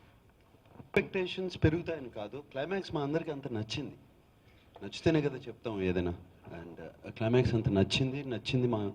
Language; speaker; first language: Telugu; native; Telugu